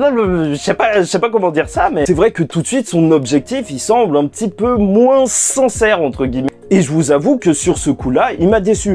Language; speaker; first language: French; native; French